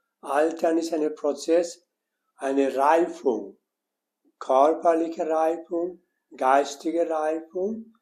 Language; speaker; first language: German; non-native, learner; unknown